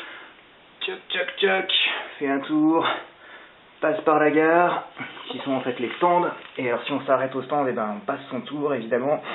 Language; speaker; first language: French; native; French